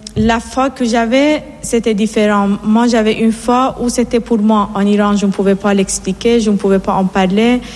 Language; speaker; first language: French; non-native, fluent; Persian